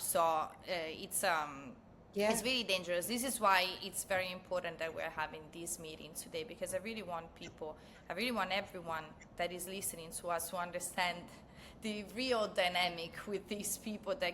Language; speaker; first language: English; non-native, fluent; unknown